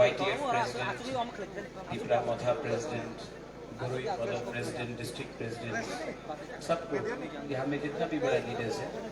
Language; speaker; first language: Hindi; non-native, local second language; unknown